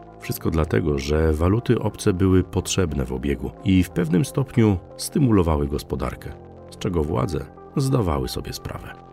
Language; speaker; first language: Polish; native; Polish